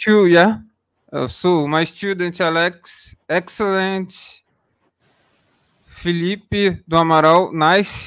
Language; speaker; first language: English; non-native, learner; Portuguese